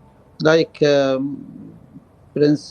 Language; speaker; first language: English; non-native, learner; Arabic